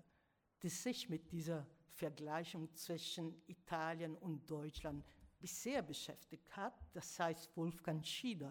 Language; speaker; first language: German; non-native, fluent; Italian